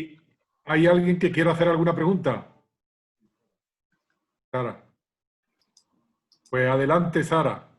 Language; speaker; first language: Spanish; native; Spanish